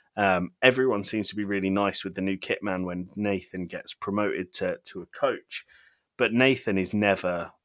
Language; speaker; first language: English; native; English